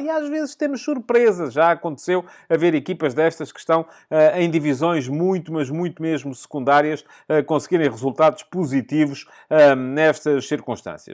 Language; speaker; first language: Portuguese; native; Portuguese